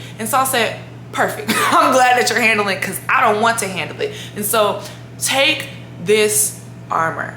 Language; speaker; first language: English; native; English